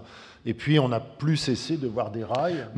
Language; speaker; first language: French; native; French